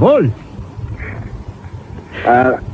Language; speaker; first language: German; non-native, learner; English